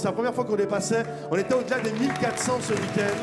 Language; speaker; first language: French; native; French